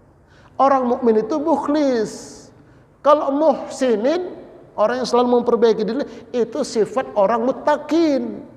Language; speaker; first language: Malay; non-native, local second language; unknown